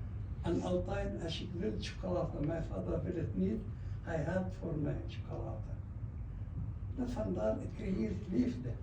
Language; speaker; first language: Dutch; non-native, fluent; Arabic